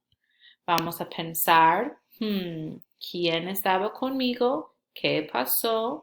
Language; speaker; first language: Spanish; non-native, fluent; English